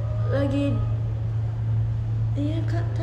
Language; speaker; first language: Indonesian; early bilingual, heritage; Japanese